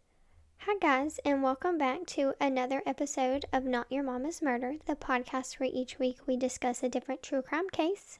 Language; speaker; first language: English; native; English